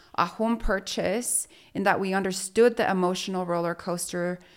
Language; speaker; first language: English; early bilingual, other home language; Spanish